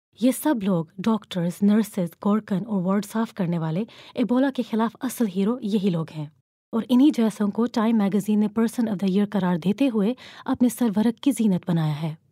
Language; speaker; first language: Urdu; native; Urdu